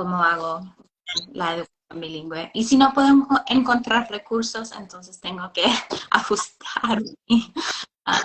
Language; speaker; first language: Spanish; non-native, fluent; English